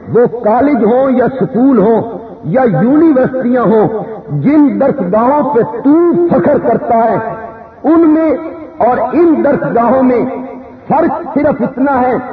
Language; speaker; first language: Urdu; non-native, local second language; Punjabi